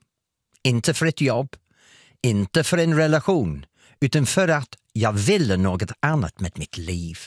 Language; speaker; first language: Swedish; non-native, fluent; English